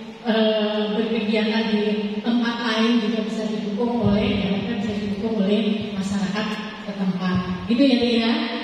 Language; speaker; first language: Indonesian; native; Indonesian